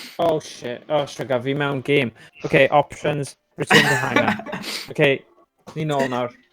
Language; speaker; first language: Welsh; non-native, local second language; English